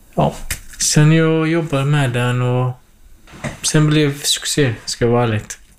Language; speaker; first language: Swedish; non-native, fluent; Central Kurdish